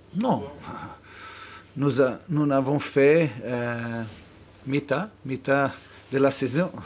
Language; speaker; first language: French; non-native, learner; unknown